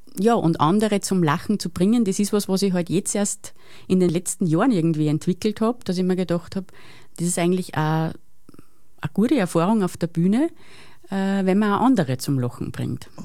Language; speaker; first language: German; native; German